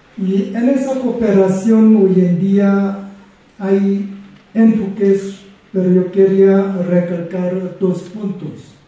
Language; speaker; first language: Spanish; non-native, fluent; Korean